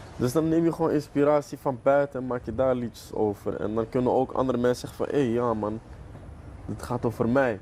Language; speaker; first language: Dutch; early bilingual, other home language; Arabic